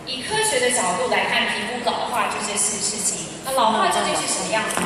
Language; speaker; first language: Chinese; native; Chinese